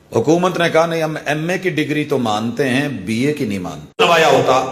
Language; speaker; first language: Urdu; non-native, local second language; Punjabi